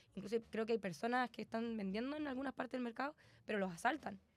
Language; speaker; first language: Spanish; native; Spanish